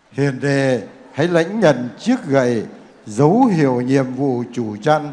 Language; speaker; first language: Vietnamese; native; Vietnamese